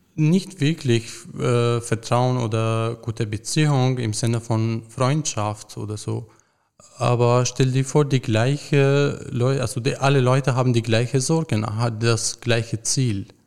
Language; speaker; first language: German; non-native, fluent; Arabic